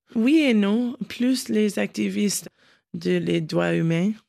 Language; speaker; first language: French; non-native, learner; English